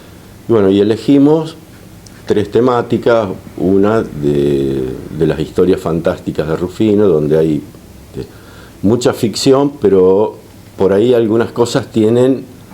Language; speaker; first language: Spanish; native; Spanish